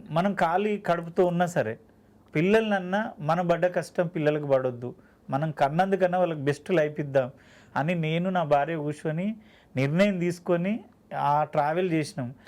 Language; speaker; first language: Telugu; native; Telugu